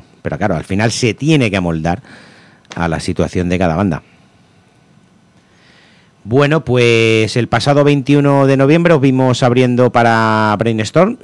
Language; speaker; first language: Spanish; native; Spanish